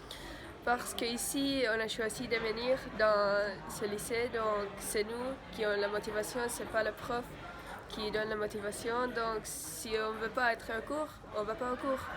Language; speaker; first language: French; non-native, fluent; Finnish